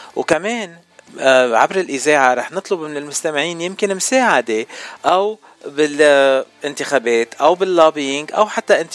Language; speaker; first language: Arabic; native; Arabic